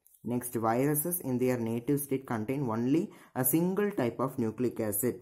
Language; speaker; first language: English; non-native, local second language; Tamil